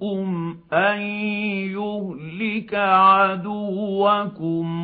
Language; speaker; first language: Arabic; native; Arabic